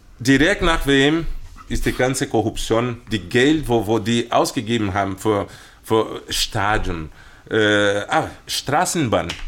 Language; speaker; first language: German; non-native, fluent; Portuguese